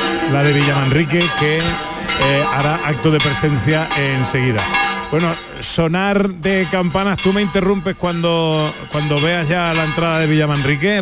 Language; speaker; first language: Spanish; native; Spanish